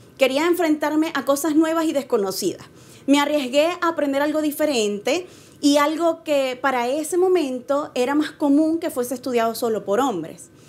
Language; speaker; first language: Spanish; native; Spanish